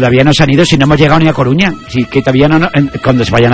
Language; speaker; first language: Spanish; native; Spanish